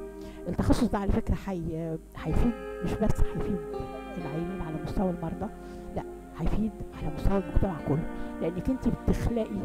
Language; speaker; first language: Arabic; native; Arabic